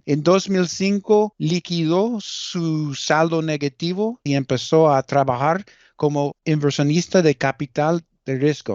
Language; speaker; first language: Spanish; early bilingual, heritage; Spanish